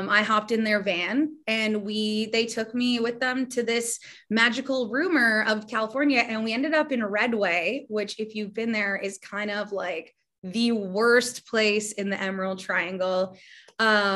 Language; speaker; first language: English; native; English